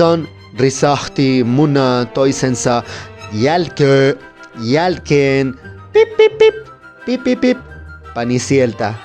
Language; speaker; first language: Finnish; non-native, learner; Spanish